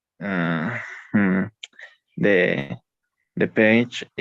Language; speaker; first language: English; non-native, learner; Spanish